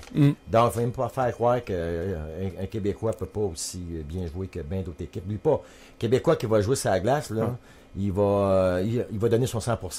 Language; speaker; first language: French; native; French